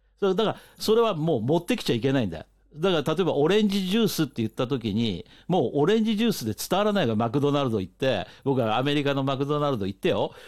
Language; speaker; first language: Japanese; native; Japanese